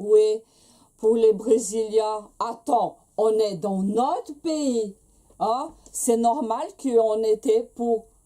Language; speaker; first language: French; non-native, fluent; Portuguese